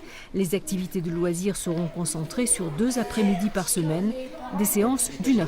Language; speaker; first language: French; native; French